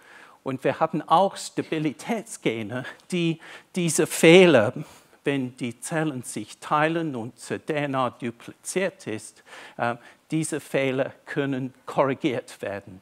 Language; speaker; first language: German; non-native, fluent; English